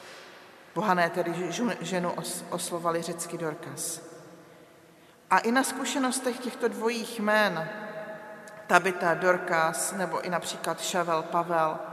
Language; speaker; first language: Czech; native; Czech